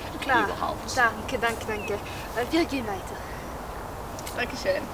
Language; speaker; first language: German; non-native, learner; Norwegian